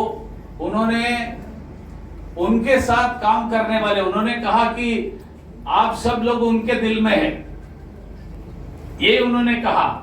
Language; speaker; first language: Hindi; non-native, local second language; Malayalam